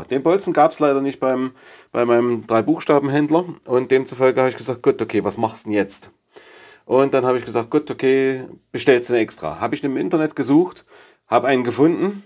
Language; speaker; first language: German; native; German